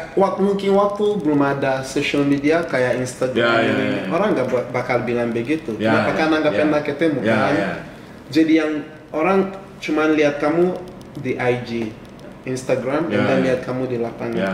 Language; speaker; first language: Indonesian; non-native, fluent; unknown